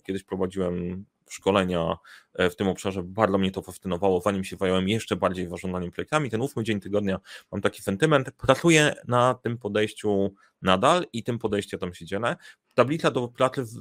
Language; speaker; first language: Polish; native; Polish